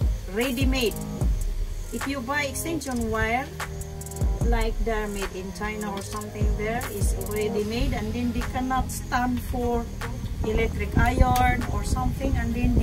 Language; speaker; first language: English; non-native, learner; Filipino